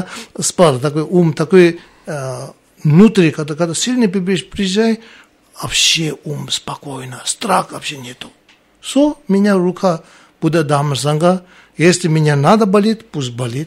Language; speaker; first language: Russian; non-native, learner; Tibetan